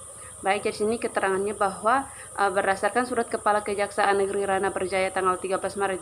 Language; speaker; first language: Indonesian; native; Indonesian